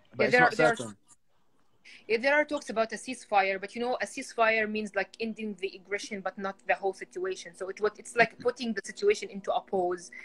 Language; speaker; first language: English; non-native, fluent; Arabic